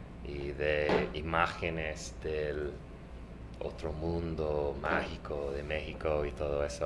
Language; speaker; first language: Spanish; non-native, fluent; English